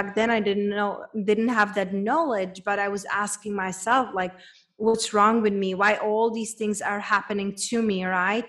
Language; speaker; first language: English; non-native, fluent; Czech